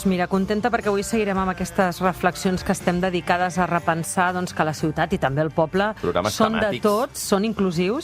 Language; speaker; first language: Catalan; native; Catalan